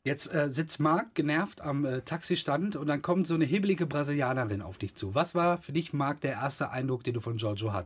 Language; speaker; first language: German; native; German